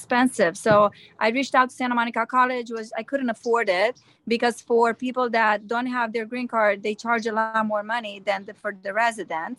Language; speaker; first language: English; non-native, fluent; Romanian